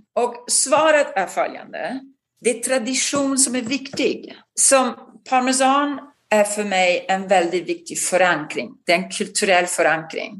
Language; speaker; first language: Swedish; non-native, fluent; Italian